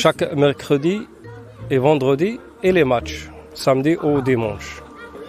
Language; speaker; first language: French; non-native, fluent; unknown